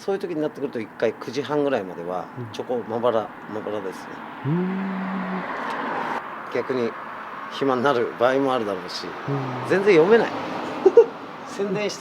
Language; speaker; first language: Japanese; native; Japanese